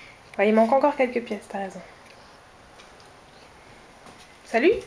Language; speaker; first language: French; native; French